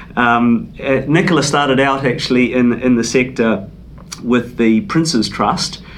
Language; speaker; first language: English; native; English